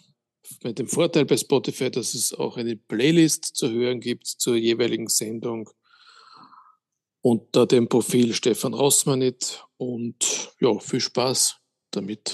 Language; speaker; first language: German; native; German